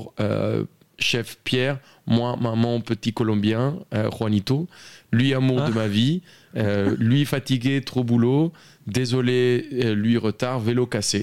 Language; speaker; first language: French; non-native, fluent; Spanish